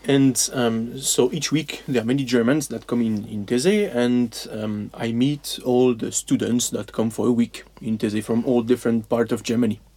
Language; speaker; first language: English; non-native, fluent; French